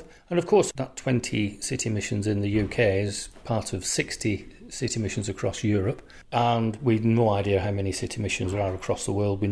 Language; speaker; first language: English; native; English